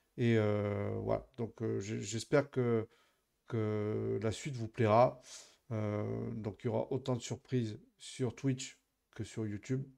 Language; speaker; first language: French; native; French